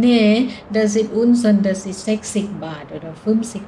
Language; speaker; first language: German; non-native, learner; Thai